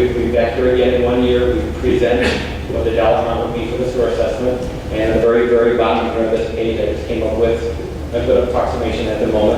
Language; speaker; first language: English; native; English